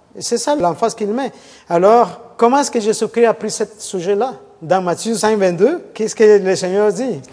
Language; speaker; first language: French; non-native, fluent; Spanish